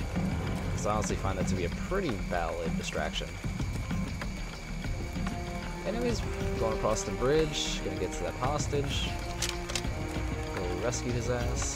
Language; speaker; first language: English; native; English